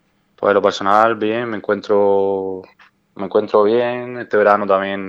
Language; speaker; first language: Spanish; native; Spanish